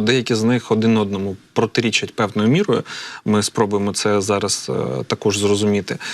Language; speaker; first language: Ukrainian; native; Ukrainian